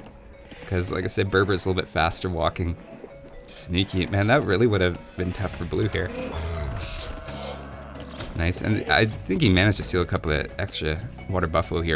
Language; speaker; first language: English; native; English